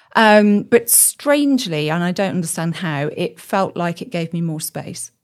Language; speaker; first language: English; native; English